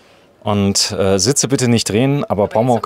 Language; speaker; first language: German; native; German